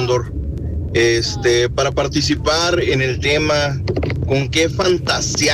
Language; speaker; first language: Spanish; native; Spanish